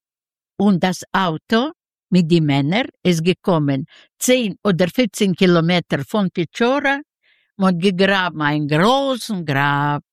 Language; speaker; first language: German; non-native, learner; Yiddish